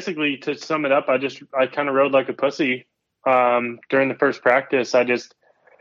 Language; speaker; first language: English; native; English